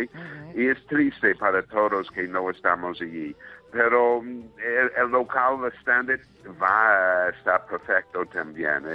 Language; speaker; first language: Spanish; non-native, fluent; English